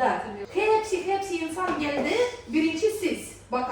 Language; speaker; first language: Turkish; non-native, learner; Russian